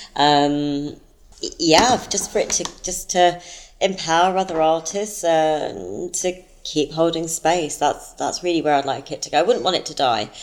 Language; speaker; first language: English; native; English